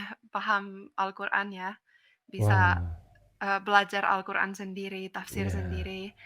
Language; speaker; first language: Indonesian; non-native, fluent; Finnish